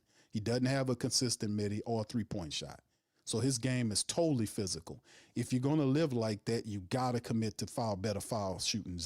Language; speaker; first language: English; native; English